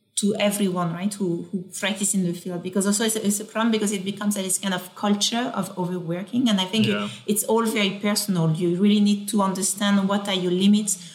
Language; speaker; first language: English; non-native, fluent; French